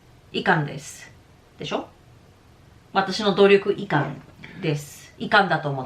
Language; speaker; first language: Japanese; non-native, fluent; English